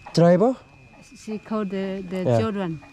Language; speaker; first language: English; non-native, learner; Korean